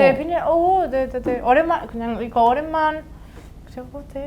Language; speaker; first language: Korean; non-native, learner; Spanish